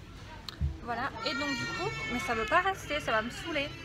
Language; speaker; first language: French; native; French